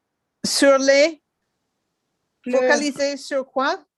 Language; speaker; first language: French; non-native, fluent; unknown